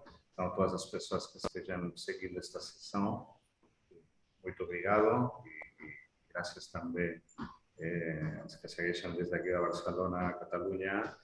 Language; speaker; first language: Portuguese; non-native, fluent; Catalan